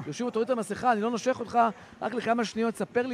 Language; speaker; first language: Hebrew; native; Hebrew